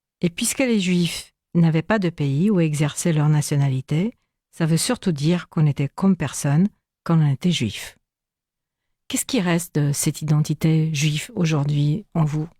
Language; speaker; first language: French; non-native, fluent; Romanian